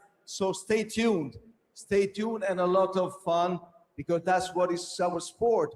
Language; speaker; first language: English; non-native, fluent; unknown